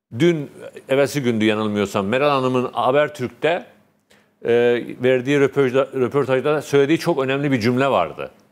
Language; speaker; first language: Turkish; native; Turkish